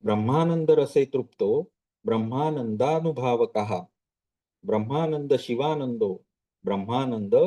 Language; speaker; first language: Hindi; non-native, local second language; Marathi